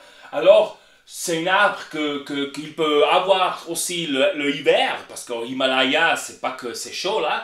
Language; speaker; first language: French; non-native, learner; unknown